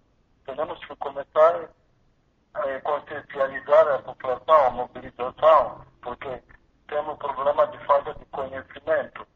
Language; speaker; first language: Spanish; non-native, learner; Portuguese